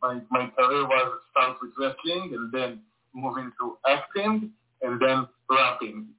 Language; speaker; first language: English; non-native, learner; Hebrew